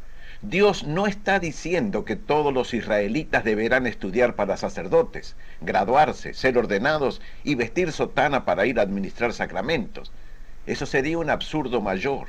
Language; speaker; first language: Spanish; native; Spanish